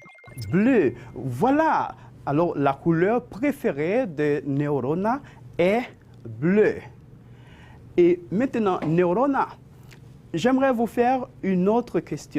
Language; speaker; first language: French; non-native, fluent; Spanish